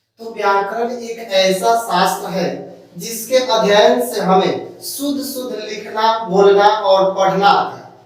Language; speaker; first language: Hindi; native; Hindi